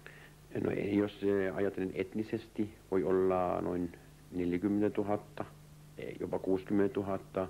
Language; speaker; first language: Finnish; early bilingual, heritage; Finnish